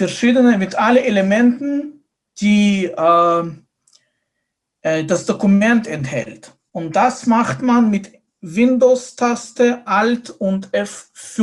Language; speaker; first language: German; non-native, fluent; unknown